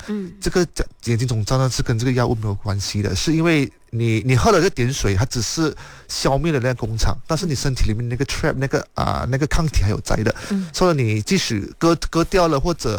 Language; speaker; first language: Chinese; native; Chinese